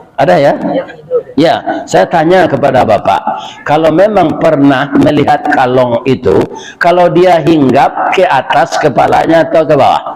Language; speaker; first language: Malay; non-native, local second language; Minangkabau